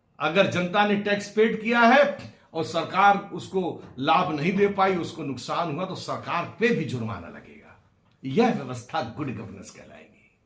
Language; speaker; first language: Hindi; native; Hindi